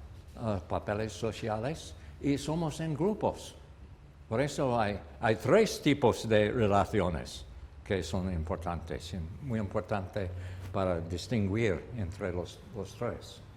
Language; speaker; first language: Spanish; non-native, learner; English